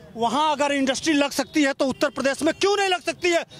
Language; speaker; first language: Hindi; native; Hindi